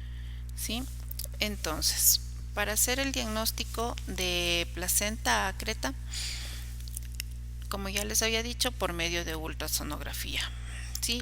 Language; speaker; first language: Spanish; native; Spanish